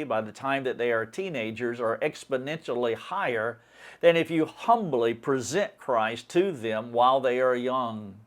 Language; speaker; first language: English; native; English